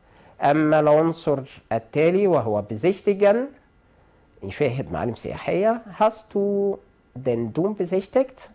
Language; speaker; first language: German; non-native, fluent; Arabic